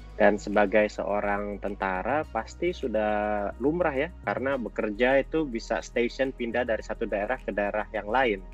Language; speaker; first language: Indonesian; native; Indonesian